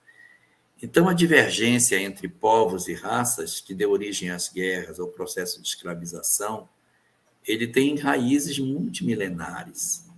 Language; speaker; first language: Portuguese; native; Portuguese